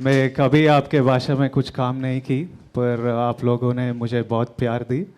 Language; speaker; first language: Hindi; non-native, local second language; Telugu